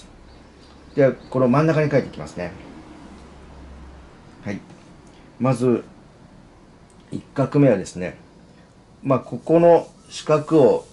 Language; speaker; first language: Japanese; native; Japanese